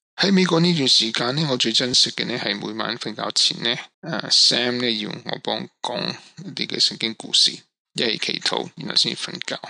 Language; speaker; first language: Cantonese; non-native, local second language; Min Nan Chinese